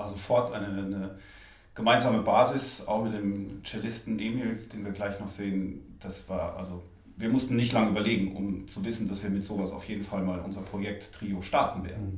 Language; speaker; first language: German; native; German